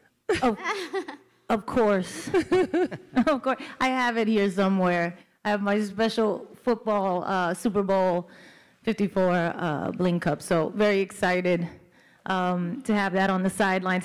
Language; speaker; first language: English; native; English